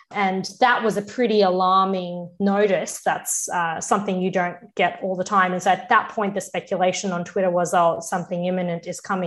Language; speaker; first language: English; early bilingual, other home language; Russian